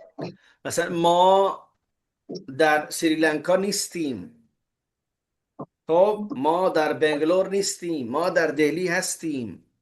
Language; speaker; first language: Persian; non-native, fluent; Hindi